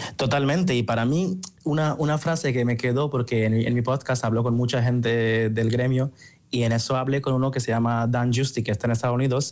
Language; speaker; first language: Spanish; non-native, fluent; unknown